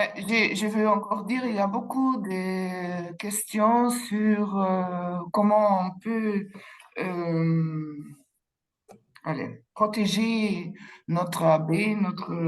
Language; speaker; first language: French; non-native, local second language; Dutch